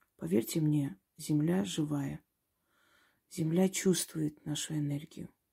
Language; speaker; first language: Russian; non-native, local second language; Armenian